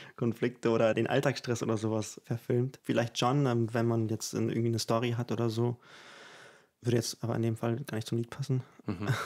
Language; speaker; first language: German; early bilingual, other home language; Ukrainian